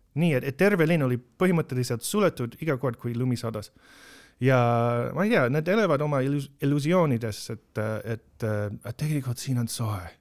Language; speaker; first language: Estonian; non-native, fluent; English